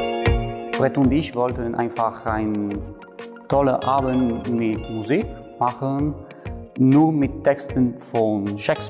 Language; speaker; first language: German; non-native, fluent; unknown